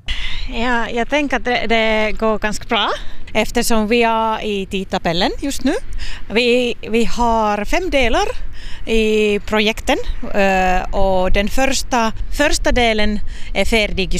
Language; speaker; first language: Swedish; non-native, local second language; Finnish